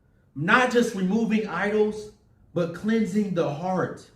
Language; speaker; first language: English; native; English